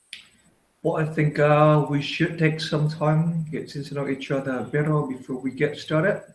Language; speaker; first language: English; non-native, fluent; Vietnamese